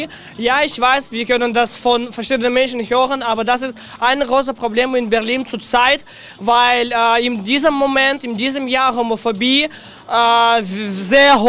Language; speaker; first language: German; non-native, learner; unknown